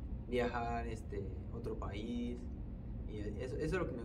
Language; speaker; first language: Spanish; non-native, fluent; Japanese